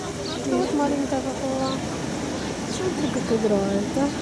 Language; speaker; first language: Russian; native; Russian